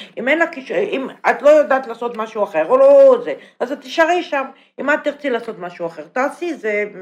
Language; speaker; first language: Hebrew; non-native, fluent; Russian